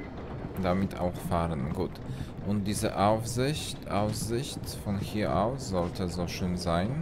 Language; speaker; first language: German; non-native, learner; Polish